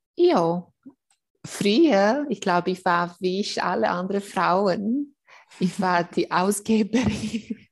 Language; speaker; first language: German; non-native, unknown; Portuguese